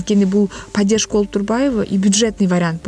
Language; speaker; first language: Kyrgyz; non-native, local second language; Russian